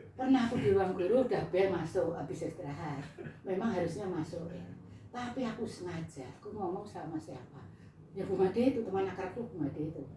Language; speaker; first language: Indonesian; non-native, local second language; Javanese